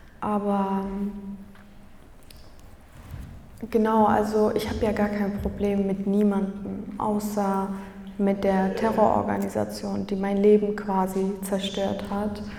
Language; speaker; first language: German; early bilingual, other home language; Kurdish